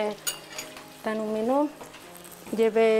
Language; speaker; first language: French; non-native, learner; Spanish